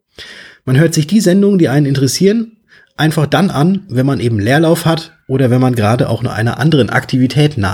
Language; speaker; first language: German; native; German